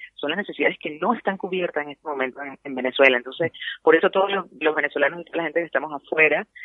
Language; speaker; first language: Spanish; native; Spanish